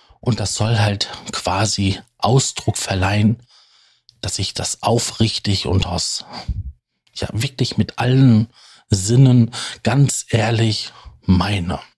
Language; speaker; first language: German; native; German